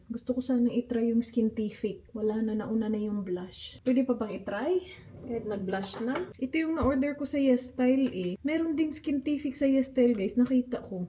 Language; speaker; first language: Filipino; native; Filipino